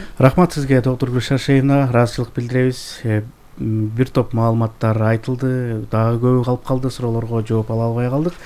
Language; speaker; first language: Kyrgyz; native; Kyrgyz